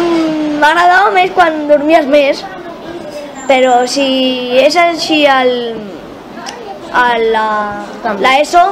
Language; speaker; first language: Catalan; non-native, local second language; Spanish